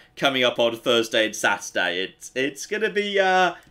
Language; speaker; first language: English; native; English